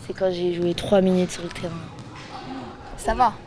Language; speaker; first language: French; native; French